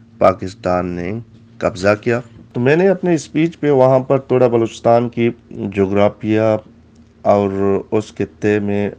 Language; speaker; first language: Urdu; non-native, local second language; Baluchi